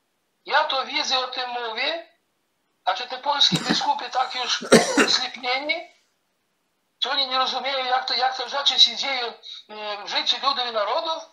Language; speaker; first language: Polish; early bilingual, heritage; Polish